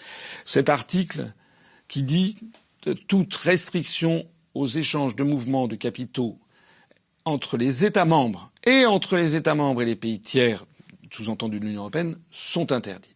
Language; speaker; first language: French; native; French